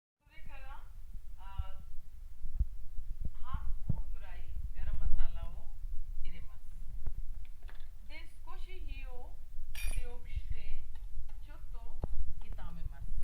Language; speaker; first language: Japanese; non-native, fluent; Hindi